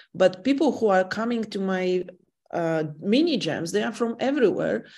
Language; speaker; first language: English; non-native, fluent; Polish